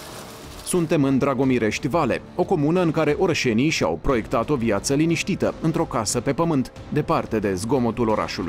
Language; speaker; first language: Romanian; native; Romanian